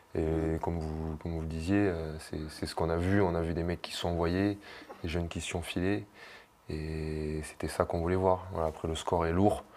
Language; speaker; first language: French; native; French